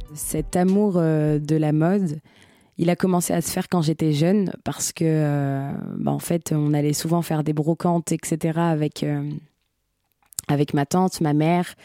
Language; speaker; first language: French; native; French